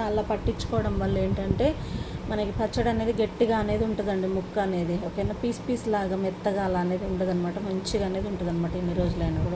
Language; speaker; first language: Telugu; native; Telugu